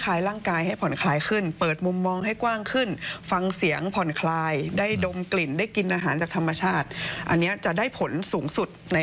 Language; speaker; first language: Thai; native; Thai